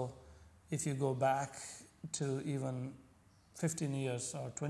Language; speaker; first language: English; non-native, local second language; Punjabi